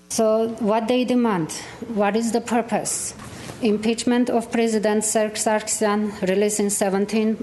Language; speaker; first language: English; non-native, fluent; Armenian